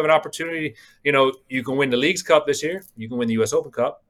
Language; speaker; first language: English; native; English